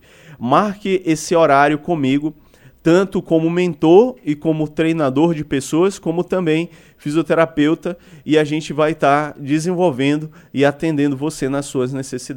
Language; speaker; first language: Portuguese; native; Portuguese